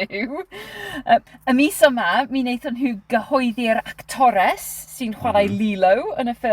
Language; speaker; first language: Welsh; non-native, learner; English